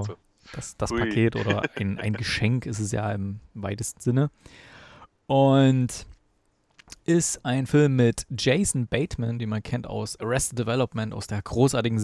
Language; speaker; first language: German; native; German